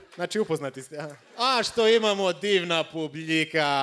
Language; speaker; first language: Croatian; non-native, fluent; Macedonian